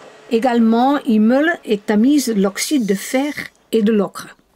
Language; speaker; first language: French; non-native, fluent; Dutch